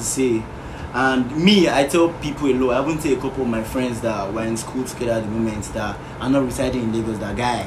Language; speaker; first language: English; non-native, local second language; Yoruba